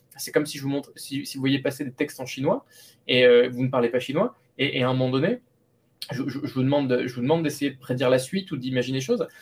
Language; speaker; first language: French; native; French